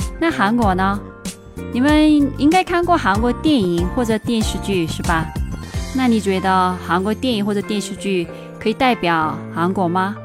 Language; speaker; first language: Chinese; non-native, fluent; Korean